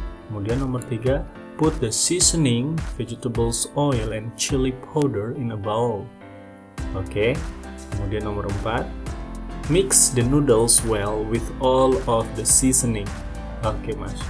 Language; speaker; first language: English; non-native, fluent; Indonesian